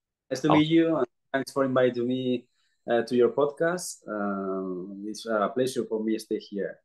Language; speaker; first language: English; non-native, learner; Spanish